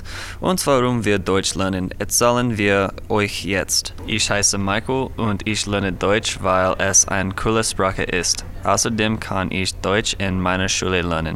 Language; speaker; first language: German; non-native, learner; English